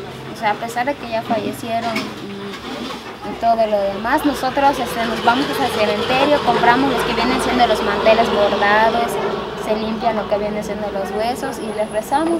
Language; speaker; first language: Spanish; native; Spanish